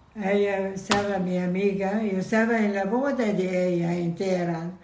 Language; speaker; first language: Spanish; non-native, learner; Persian